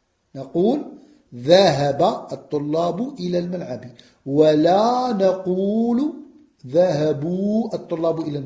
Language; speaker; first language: Arabic; non-native, fluent; French